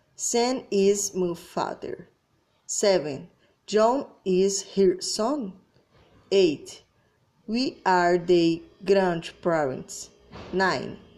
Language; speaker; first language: English; non-native, learner; Portuguese